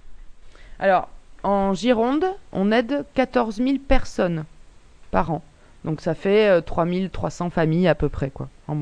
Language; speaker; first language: French; native; French